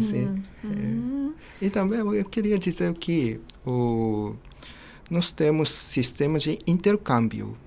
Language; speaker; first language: Portuguese; non-native, fluent; Japanese